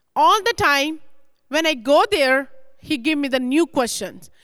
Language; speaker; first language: English; non-native, local second language; Punjabi